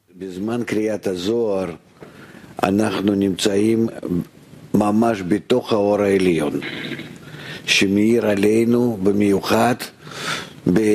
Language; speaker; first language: Hebrew; non-native, fluent; Russian